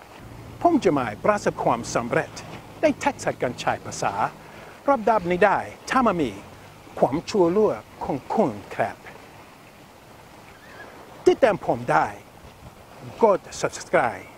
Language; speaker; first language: Thai; non-native, learner; English